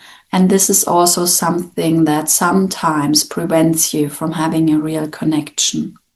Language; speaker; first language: English; non-native, fluent; German